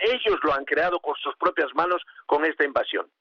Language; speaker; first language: Spanish; non-native, fluent; Russian